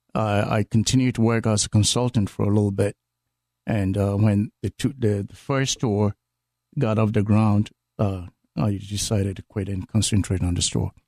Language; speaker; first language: English; non-native, local second language; Akan